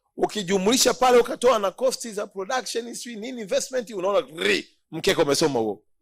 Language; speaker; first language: Swahili; native; Swahili